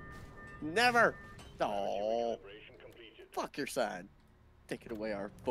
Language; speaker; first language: English; native; English